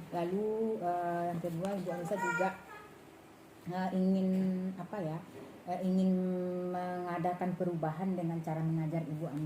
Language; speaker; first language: Indonesian; native; Indonesian